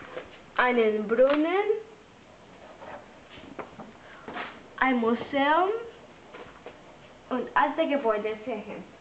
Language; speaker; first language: German; non-native, learner; Spanish